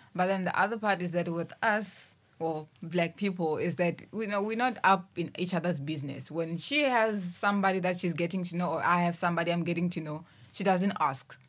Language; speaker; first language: English; non-native, local second language; Venda